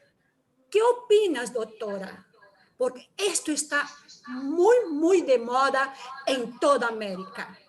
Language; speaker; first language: Spanish; non-native, learner; Portuguese